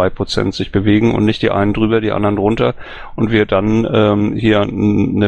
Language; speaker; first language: German; native; German